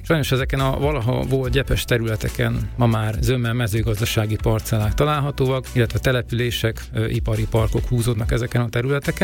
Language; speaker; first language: Hungarian; native; Hungarian